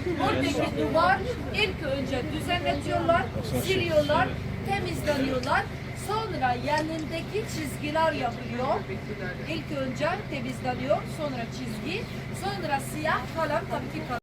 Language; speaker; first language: Turkish; non-native, learner; Arabic